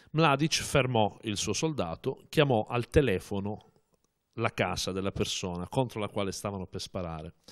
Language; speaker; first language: Italian; native; Italian